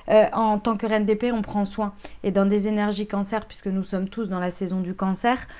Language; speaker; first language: French; native; French